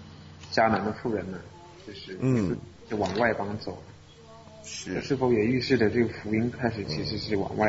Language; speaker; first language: Chinese; native; Chinese